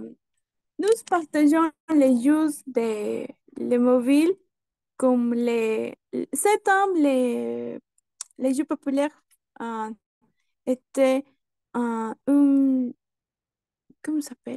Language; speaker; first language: French; non-native, learner; Spanish